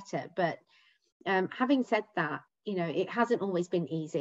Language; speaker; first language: English; native; English